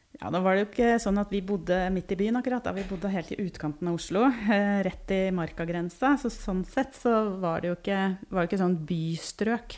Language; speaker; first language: Norwegian; native; Norwegian